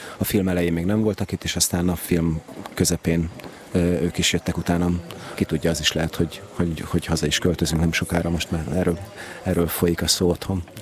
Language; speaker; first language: Hungarian; native; Hungarian